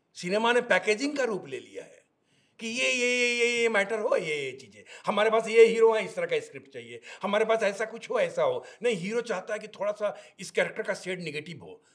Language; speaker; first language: Hindi; native; Hindi